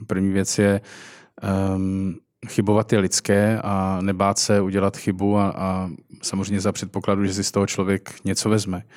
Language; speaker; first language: Czech; native; Czech